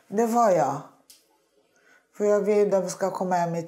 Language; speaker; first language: Swedish; non-native, learner; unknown